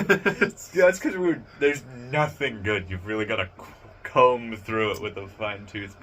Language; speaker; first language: English; native; English